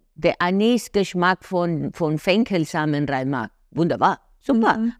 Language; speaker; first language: German; non-native, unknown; Spanish